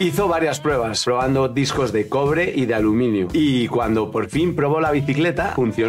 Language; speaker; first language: Spanish; native; Spanish